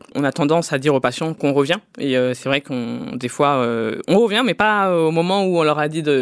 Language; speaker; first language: French; native; French